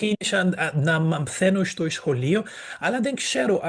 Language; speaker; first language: Greek; non-native, fluent; Portuguese